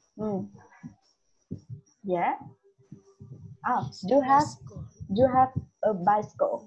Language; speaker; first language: English; non-native, learner; Vietnamese